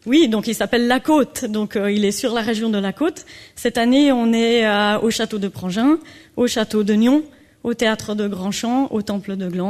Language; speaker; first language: French; native; French